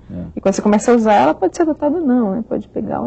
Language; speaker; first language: Portuguese; native; Portuguese